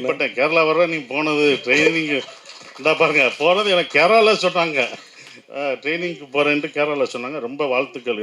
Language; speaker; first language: Tamil; native; Tamil